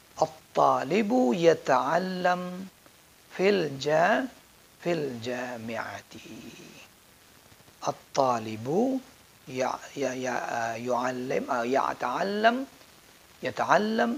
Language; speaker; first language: Arabic; non-native, fluent; Indonesian